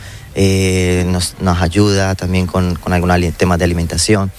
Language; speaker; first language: Spanish; native; Spanish